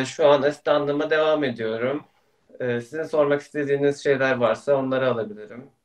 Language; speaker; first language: Turkish; native; Turkish